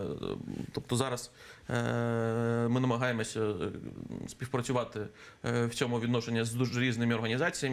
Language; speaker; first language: Ukrainian; native; Ukrainian